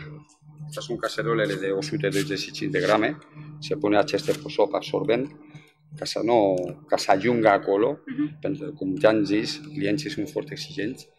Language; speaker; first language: Romanian; non-native, fluent; Spanish